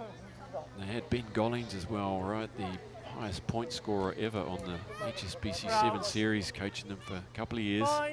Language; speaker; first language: English; native; English